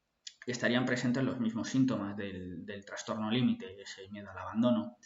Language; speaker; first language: Spanish; native; Spanish